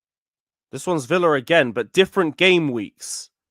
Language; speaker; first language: English; native; English